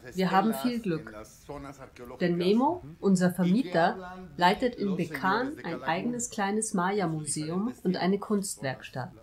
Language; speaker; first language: German; native; German